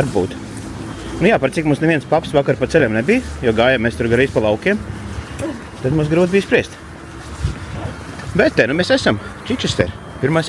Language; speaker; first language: Latvian; native; Latvian